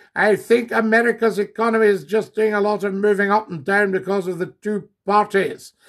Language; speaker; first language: English; native; English